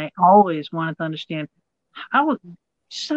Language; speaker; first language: English; native; English